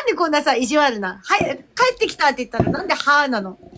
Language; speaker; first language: Japanese; native; Japanese